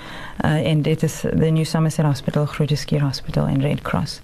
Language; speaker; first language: English; native; English